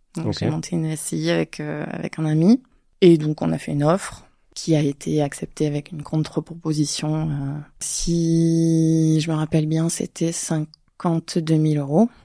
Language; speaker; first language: French; native; French